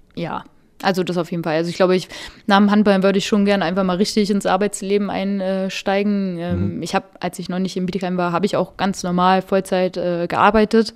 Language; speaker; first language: German; native; German